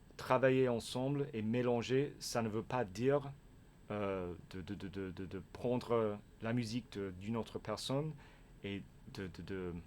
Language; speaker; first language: French; non-native, fluent; English